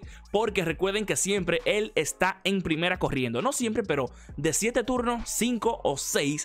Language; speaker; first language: Spanish; native; Spanish